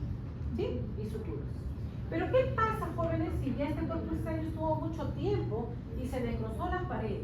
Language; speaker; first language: Spanish; native; Spanish